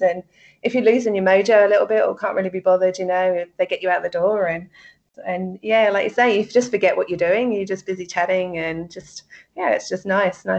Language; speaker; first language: English; native; English